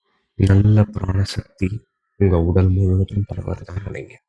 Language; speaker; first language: Tamil; native; Tamil